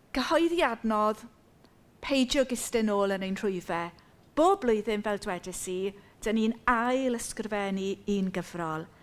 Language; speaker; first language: Welsh; native; Welsh